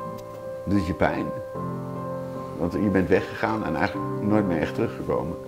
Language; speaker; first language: Dutch; native; Dutch